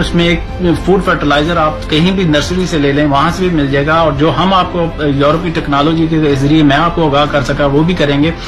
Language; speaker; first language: Urdu; non-native, local second language; Punjabi